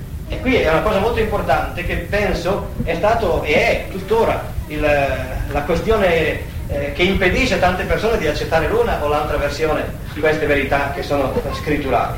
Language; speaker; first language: Italian; native; Italian